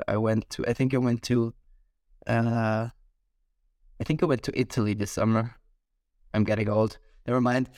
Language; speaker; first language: English; non-native, fluent; German